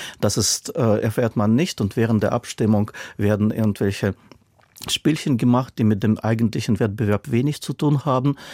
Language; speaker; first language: German; non-native, fluent; Russian